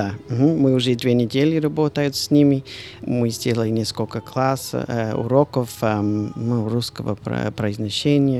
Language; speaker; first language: Russian; non-native, fluent; English